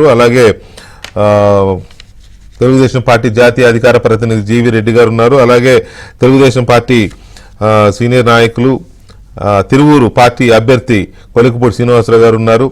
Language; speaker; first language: Telugu; native; Telugu